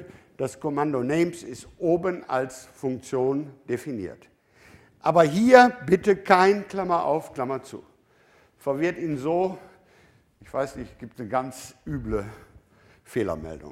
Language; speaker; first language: German; native; German